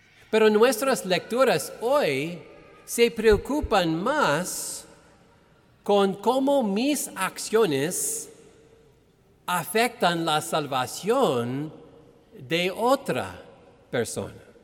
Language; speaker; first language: Spanish; non-native, fluent; English